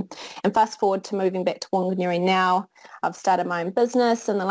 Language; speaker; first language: English; native; English